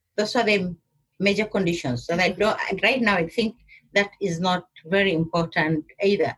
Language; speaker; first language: English; non-native, local second language; Somali